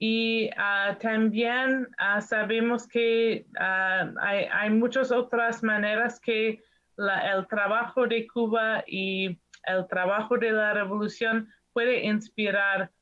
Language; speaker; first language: Spanish; non-native, learner; English